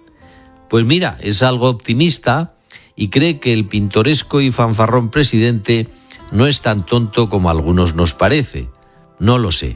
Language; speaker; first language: Spanish; native; Spanish